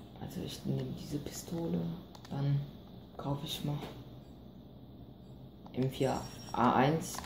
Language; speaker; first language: German; non-native, learner; Vietnamese